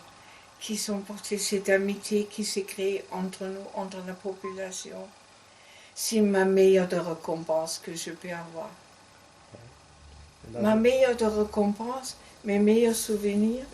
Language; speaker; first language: French; non-native, learner; German